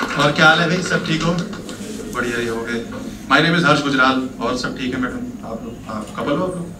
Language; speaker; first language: Hindi; native; Hindi